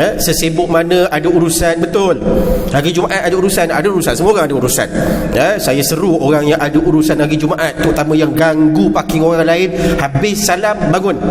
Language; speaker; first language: Malay; native; Malay